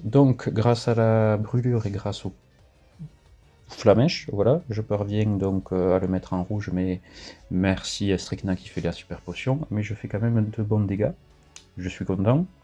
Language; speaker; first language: French; native; French